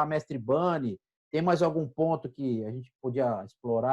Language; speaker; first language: Portuguese; native; Portuguese